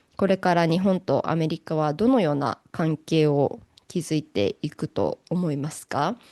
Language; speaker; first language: Japanese; native; Japanese